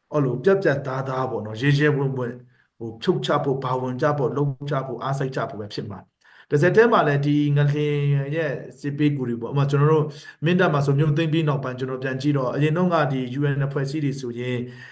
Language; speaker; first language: Burmese; non-native, local second language; Hakha Chin